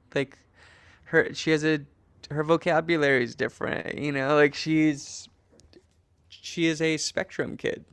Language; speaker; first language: English; native; English